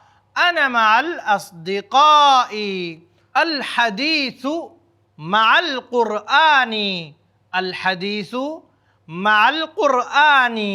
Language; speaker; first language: Arabic; non-native, fluent; Urdu